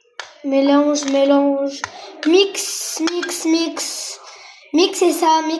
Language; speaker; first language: French; non-native, local second language; Arabic